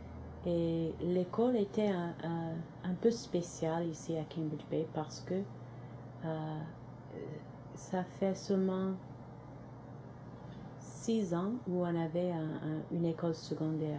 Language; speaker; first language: French; non-native, local second language; English